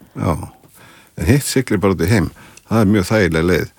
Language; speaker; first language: Icelandic; native; Icelandic